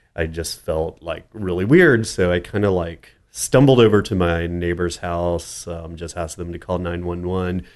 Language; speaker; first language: English; native; English